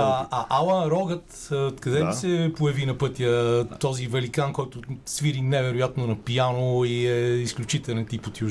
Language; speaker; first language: Bulgarian; native; Bulgarian